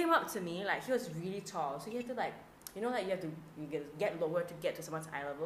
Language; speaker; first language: English; non-native, local second language; Chinese